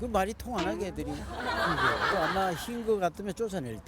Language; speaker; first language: Korean; native; Korean